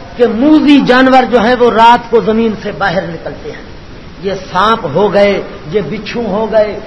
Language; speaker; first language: Urdu; non-native, local second language; Punjabi